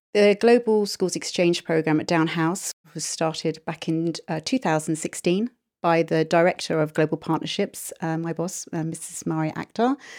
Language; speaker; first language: English; native; English